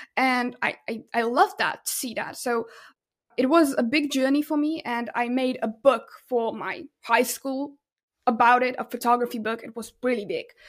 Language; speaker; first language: English; non-native, fluent; Russian